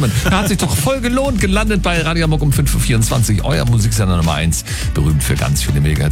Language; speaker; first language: German; native; German